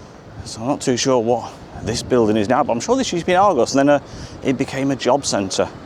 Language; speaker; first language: English; native; English